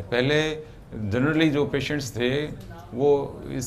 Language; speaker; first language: Hindi; native; Hindi